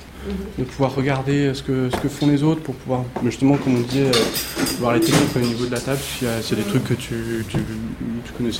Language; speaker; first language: French; native; French